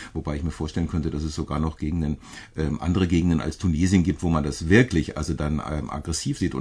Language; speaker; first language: German; native; German